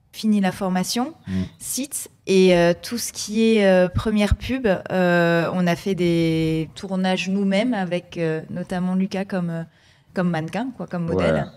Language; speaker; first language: French; native; French